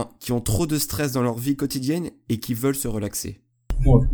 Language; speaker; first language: French; native; French